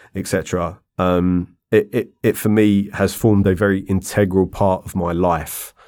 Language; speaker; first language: English; native; English